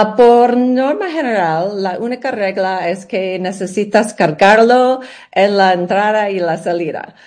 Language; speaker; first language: Spanish; non-native, learner; English